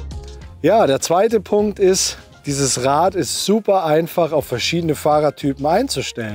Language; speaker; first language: German; native; German